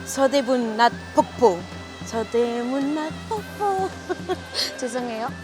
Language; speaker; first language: Korean; non-native, fluent; French